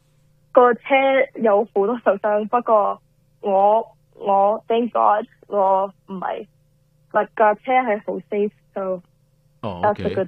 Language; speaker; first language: Cantonese; early bilingual, heritage; Cantonese